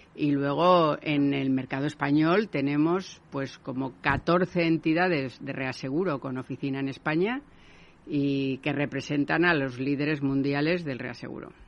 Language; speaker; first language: Spanish; native; Spanish